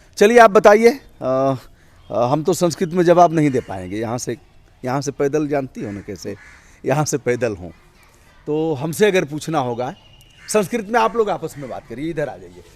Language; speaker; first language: Hindi; native; Hindi